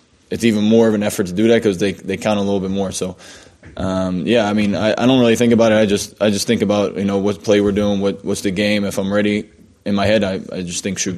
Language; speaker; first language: English; native; English